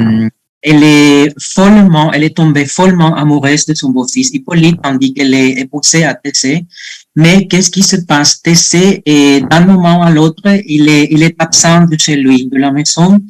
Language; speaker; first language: French; non-native, fluent; Spanish